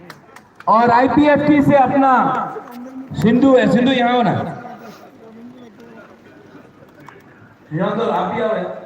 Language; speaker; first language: Hindi; non-native, local second language; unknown